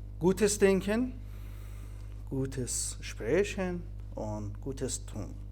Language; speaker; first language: German; non-native, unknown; Persian